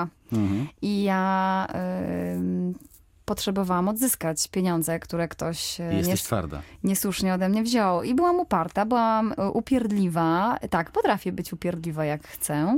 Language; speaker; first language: Polish; native; Polish